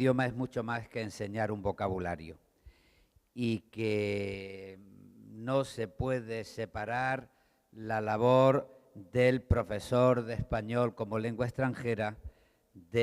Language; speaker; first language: Spanish; native; Spanish